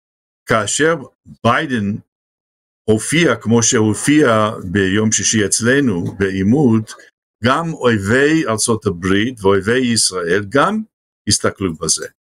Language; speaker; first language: Hebrew; non-native, fluent; English